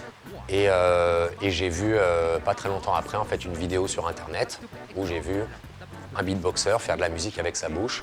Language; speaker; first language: French; native; French